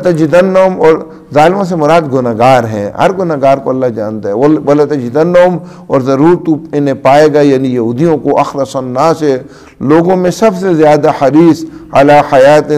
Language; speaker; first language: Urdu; native; Urdu